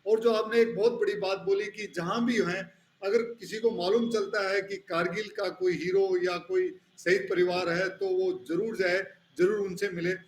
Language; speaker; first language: Hindi; native; Hindi